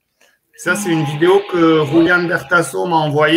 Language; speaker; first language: French; native; French